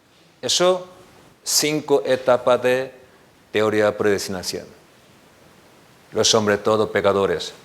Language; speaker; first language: Spanish; non-native, learner; Korean